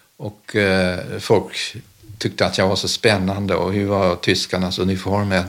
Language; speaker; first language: Swedish; early bilingual, other home language; German